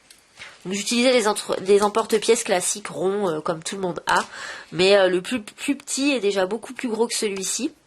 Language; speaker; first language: French; native; French